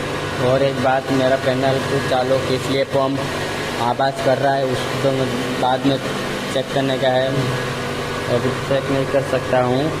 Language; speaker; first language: Hindi; non-native, local second language; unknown